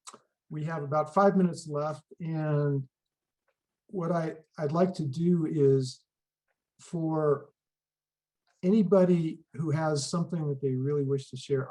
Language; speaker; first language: English; native; English